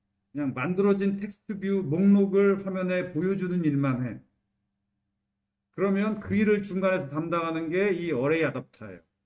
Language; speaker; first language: Korean; native; Korean